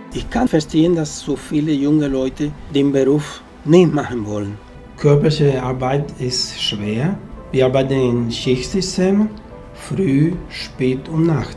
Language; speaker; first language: German; non-native, fluent; Spanish